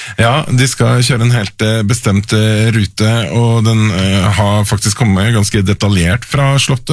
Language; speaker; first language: Norwegian; native; Norwegian